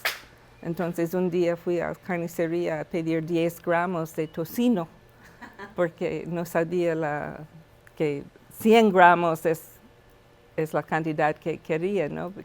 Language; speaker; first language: Spanish; non-native, fluent; English